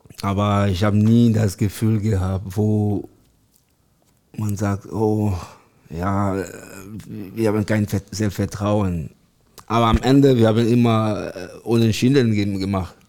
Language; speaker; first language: German; non-native, learner; French